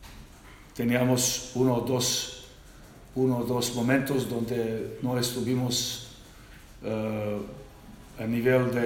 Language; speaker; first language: Spanish; non-native, learner; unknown